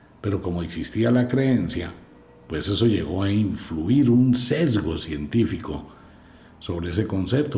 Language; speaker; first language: Spanish; native; Spanish